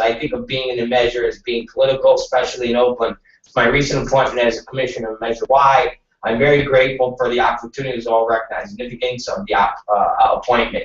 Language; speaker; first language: English; native; English